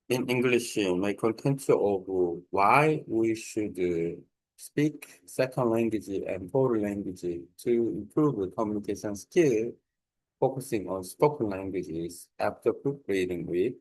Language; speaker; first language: English; non-native, learner; Korean